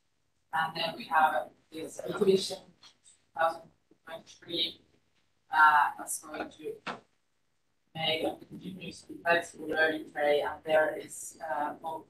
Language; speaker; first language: English; non-native, fluent; Finnish